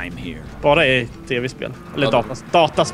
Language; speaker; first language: Swedish; native; Swedish